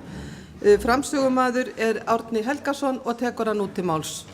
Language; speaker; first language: Icelandic; native; Icelandic